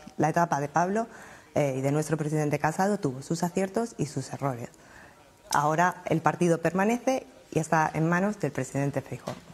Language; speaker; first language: Spanish; native; Spanish